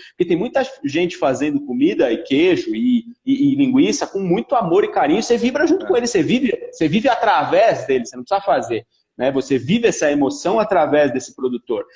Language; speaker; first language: Portuguese; early bilingual, other home language; Italian